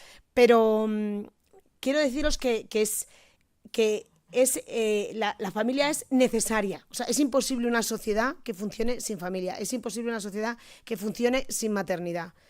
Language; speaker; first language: Spanish; native; Spanish